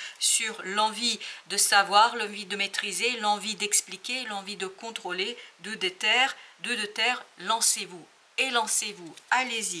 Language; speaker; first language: French; native; French